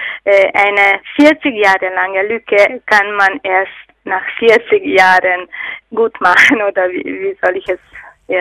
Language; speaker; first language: German; non-native, fluent; Hungarian